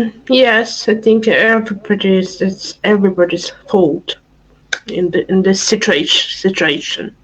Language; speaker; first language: English; non-native, fluent; Russian